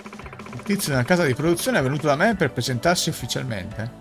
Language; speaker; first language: Italian; native; Italian